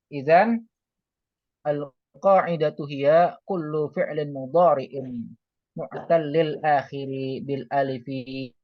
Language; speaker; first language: Arabic; non-native, learner; Indonesian